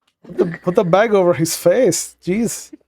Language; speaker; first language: English; native; English